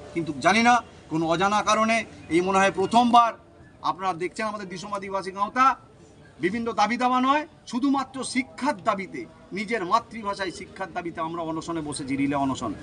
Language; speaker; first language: Bangla; non-native, local second language; Santali